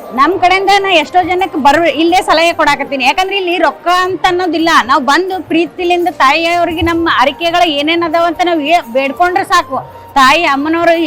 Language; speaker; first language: Kannada; native; Kannada